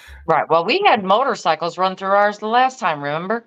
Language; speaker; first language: English; native; English